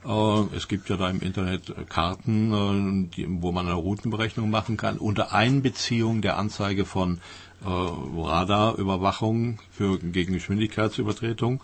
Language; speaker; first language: German; native; German